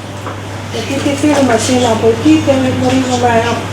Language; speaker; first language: Greek; non-native, fluent; Serbian